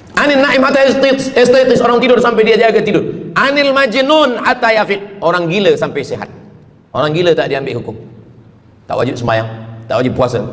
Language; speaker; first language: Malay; native; Malay